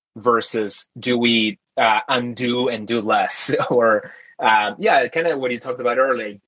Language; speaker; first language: English; early bilingual, other home language; Spanish